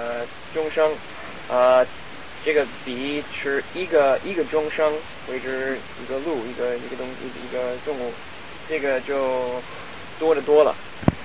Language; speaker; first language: Chinese; non-native, fluent; English